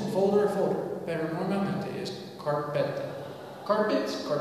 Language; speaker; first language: Spanish; non-native, learner; English